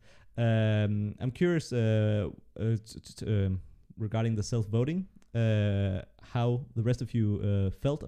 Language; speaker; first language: English; non-native, fluent; Danish